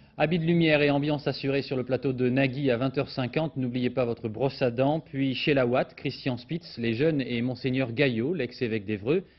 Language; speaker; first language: French; native; French